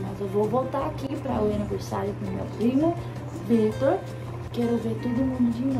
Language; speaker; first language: Portuguese; early bilingual, heritage; English